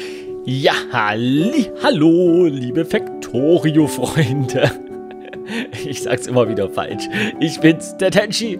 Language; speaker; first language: German; native; German